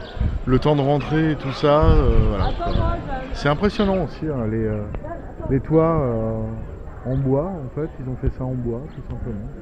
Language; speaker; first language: French; native; French